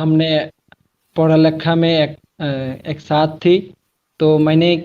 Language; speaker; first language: Hindi; non-native, learner; Bangla